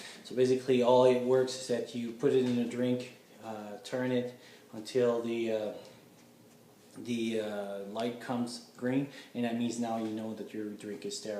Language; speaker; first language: English; non-native, fluent; French